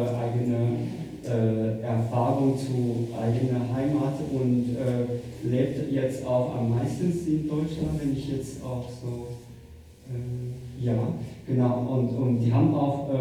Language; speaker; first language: German; non-native, fluent; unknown